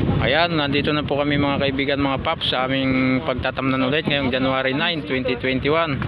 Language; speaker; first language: Filipino; non-native, local second language; Iloko